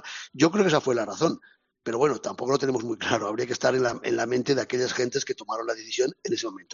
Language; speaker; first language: Spanish; native; Spanish